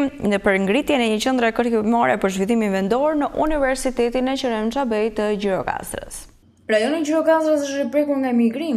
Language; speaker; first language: Albanian; native; Albanian